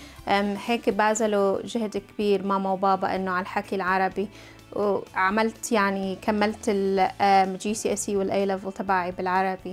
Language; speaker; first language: Arabic; early bilingual, heritage; Arabic